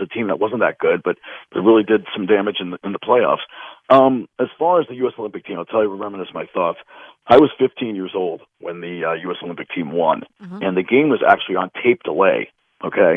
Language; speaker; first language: English; native; English